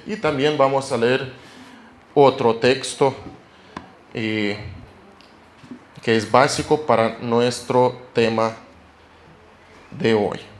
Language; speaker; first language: Spanish; non-native, fluent; Russian